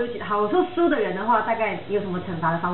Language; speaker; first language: Chinese; native; Chinese